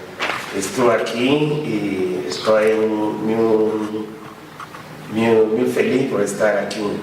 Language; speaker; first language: Spanish; non-native, fluent; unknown